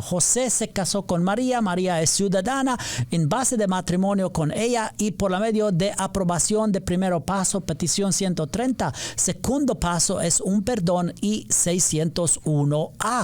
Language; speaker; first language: Spanish; non-native, learner; English